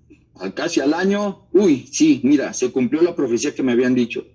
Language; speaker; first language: Spanish; native; Spanish